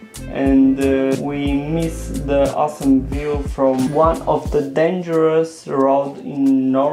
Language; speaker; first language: English; non-native, learner; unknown